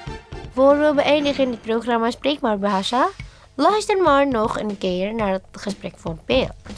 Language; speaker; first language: Dutch; non-native, learner; Indonesian